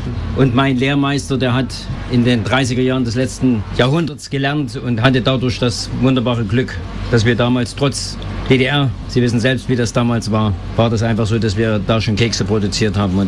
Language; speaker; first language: German; native; German